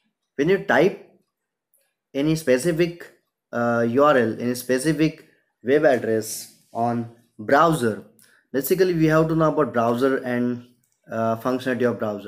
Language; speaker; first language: English; non-native, local second language; Marathi